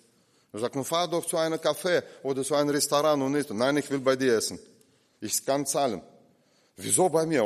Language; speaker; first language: German; non-native, fluent; Russian